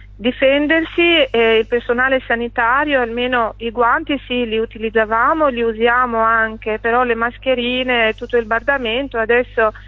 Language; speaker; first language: Italian; non-native, fluent; Albanian